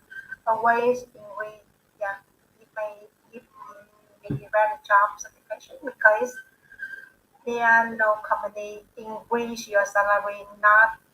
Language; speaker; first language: English; non-native, learner; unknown